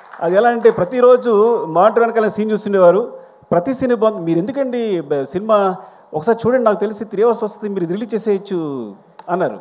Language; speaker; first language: Telugu; native; Telugu